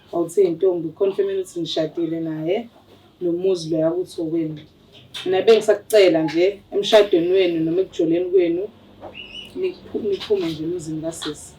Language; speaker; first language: Zulu; native; Zulu